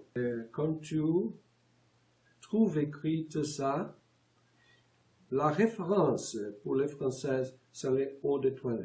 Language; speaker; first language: French; non-native, learner; Portuguese